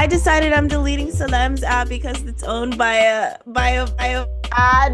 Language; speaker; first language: English; native; English